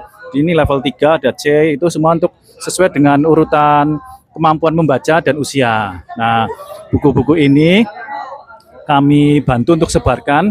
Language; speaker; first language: Indonesian; native; Indonesian